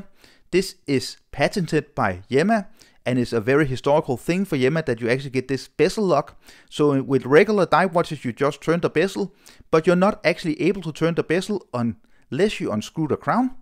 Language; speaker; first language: English; non-native, fluent; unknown